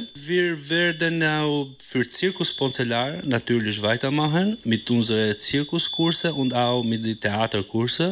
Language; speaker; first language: German; non-native, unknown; Albanian